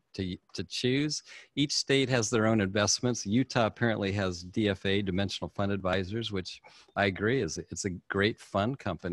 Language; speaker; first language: English; native; English